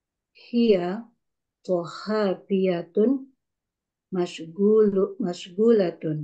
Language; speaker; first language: Arabic; non-native, learner; Indonesian